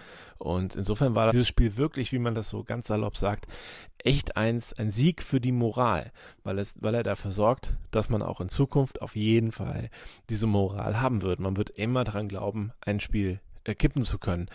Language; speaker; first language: German; native; German